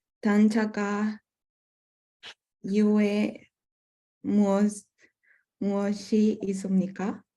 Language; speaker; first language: Korean; non-native, learner; Spanish